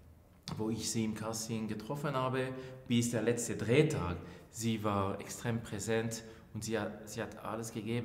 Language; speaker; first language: German; non-native, local second language; French